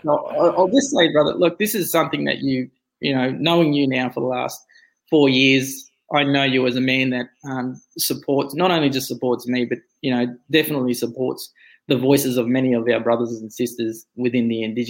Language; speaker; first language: English; native; English